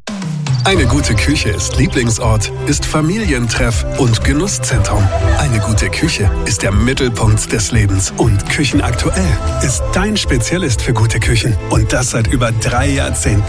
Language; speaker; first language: German; native; German